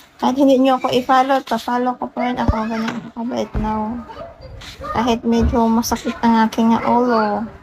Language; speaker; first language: Filipino; non-native, local second language; Hiligaynon